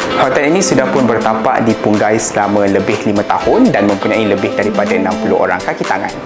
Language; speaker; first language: Malay; native; Malay